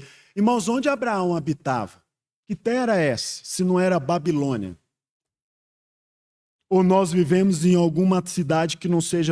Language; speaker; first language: Portuguese; native; Portuguese